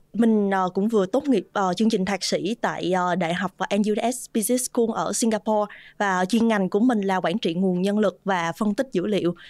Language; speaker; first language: Vietnamese; native; Vietnamese